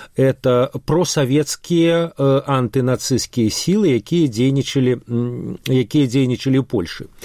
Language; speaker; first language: Belarusian; non-native, local second language; Russian